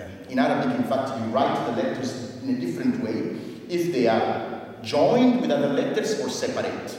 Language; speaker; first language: English; non-native, fluent; Italian